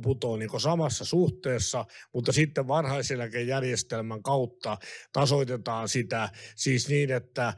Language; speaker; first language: Finnish; native; Finnish